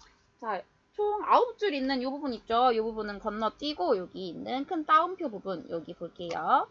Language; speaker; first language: Korean; native; Korean